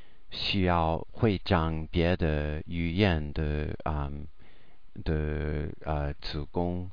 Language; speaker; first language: Chinese; non-native, learner; English